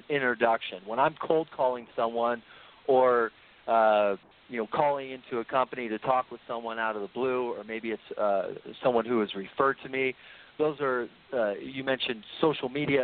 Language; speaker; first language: English; native; English